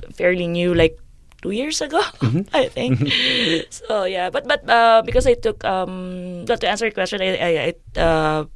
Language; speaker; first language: English; non-native, local second language; Filipino